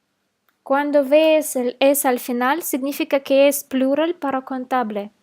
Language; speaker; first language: Spanish; non-native, fluent; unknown